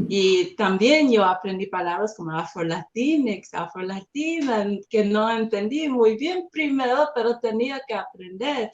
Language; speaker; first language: Spanish; non-native, learner; English